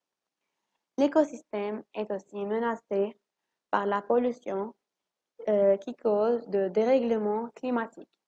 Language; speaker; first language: French; non-native, learner; Arabic